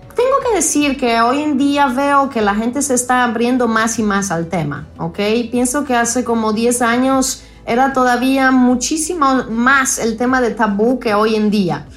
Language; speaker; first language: Spanish; non-native, fluent; Polish